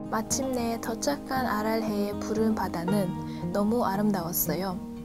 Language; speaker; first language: Korean; non-native, fluent; Uzbek